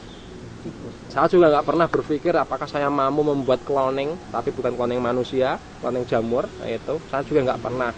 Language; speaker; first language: Indonesian; non-native, local second language; Javanese